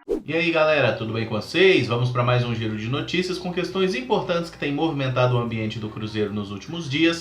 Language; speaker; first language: Portuguese; native; Portuguese